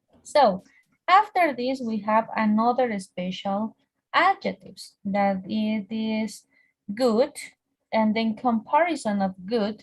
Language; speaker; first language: English; non-native, fluent; Spanish